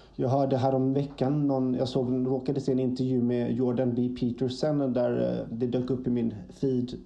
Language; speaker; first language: Swedish; native; Swedish